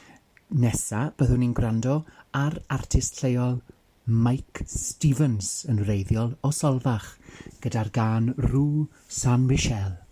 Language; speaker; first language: Welsh; native; Welsh